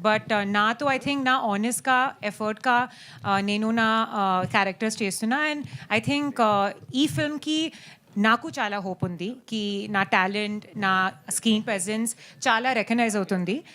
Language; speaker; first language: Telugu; non-native, learner; Hindi